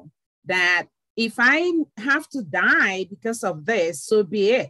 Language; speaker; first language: English; non-native, local second language; Igbo